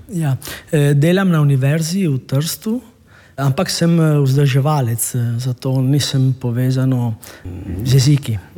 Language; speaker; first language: Slovenian; non-native, fluent; Italian